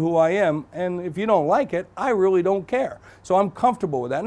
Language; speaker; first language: English; native; English